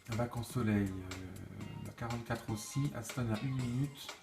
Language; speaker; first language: French; native; French